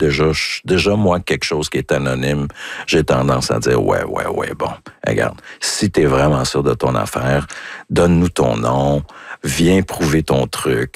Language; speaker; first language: French; native; French